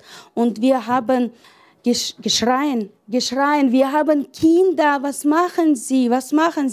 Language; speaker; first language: German; non-native, learner; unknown